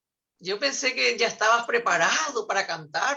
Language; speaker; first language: Spanish; native; Spanish